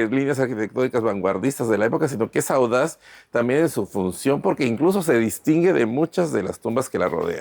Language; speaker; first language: Spanish; native; Spanish